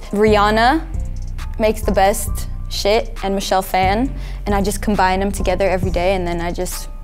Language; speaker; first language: English; native; English